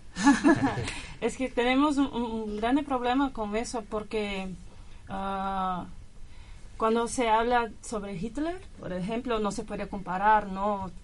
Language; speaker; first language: Spanish; non-native, learner; Portuguese